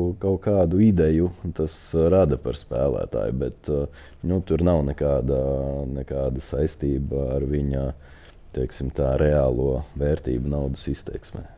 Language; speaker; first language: Latvian; native; Latvian